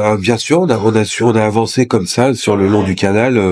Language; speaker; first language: French; native; French